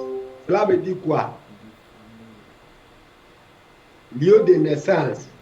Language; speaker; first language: French; non-native, fluent; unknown